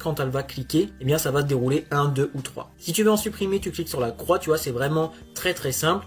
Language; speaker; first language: French; native; French